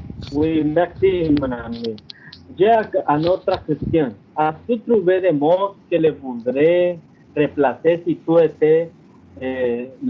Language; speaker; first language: French; non-native, learner; Spanish